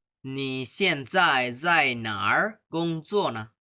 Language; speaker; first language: Chinese; non-native, fluent; Bangla